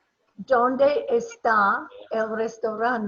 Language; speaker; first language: Spanish; non-native, learner; English